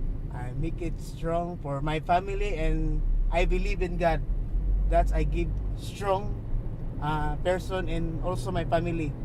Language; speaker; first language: English; non-native, learner; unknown